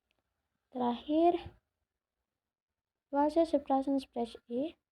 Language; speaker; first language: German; non-native, learner; Indonesian